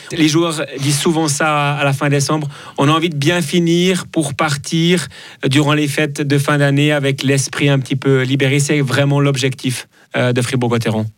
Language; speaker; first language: French; native; French